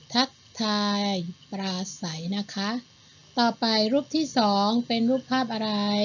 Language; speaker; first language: Thai; non-native, local second language; Malay